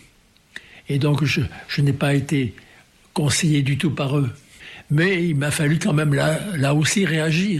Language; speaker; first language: French; native; French